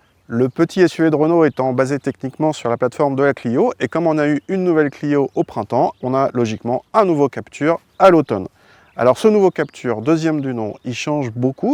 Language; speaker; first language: French; native; French